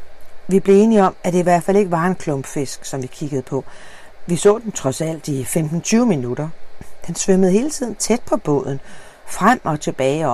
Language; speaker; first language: Danish; native; Danish